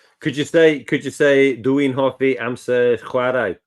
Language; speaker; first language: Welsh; non-native, learner; English